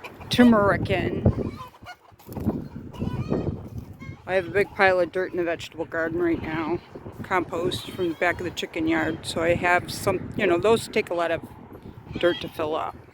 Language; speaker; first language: English; native; English